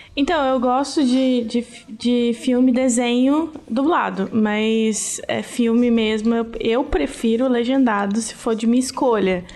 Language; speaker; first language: Portuguese; native; Portuguese